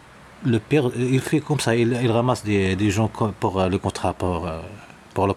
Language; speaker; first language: French; non-native, learner; Arabic